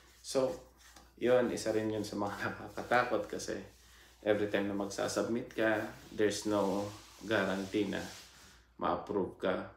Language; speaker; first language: Filipino; native; Filipino